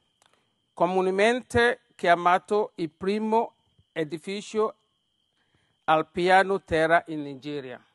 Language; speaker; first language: Italian; non-native, learner; Yoruba